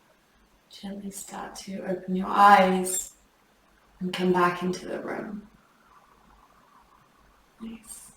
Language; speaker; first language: English; native; English